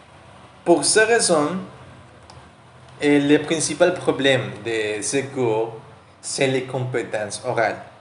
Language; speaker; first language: French; non-native, learner; Spanish